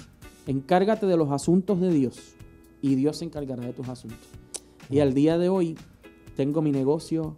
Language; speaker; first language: Spanish; native; Spanish